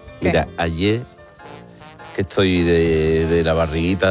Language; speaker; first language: Spanish; native; Spanish